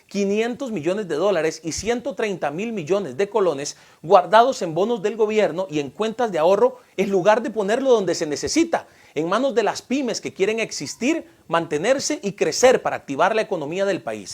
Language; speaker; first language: Spanish; native; Spanish